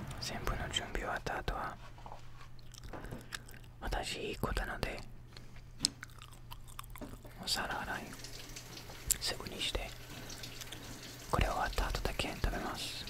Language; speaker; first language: Japanese; non-native, learner; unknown